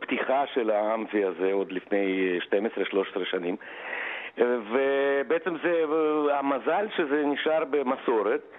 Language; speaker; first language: Hebrew; non-native, fluent; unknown